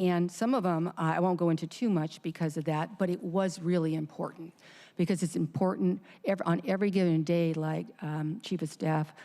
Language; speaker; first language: English; native; English